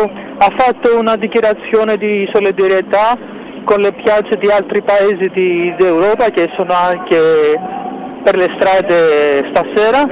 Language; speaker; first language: Italian; non-native, fluent; Greek